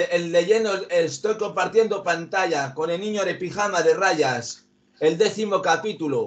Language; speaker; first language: Spanish; native; Spanish